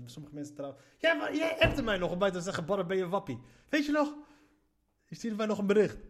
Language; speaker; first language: Dutch; early bilingual, other home language; Arabic